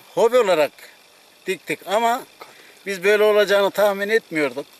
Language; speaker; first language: Turkish; native; Turkish